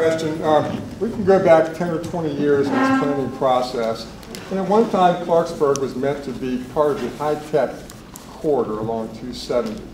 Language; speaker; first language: English; native; English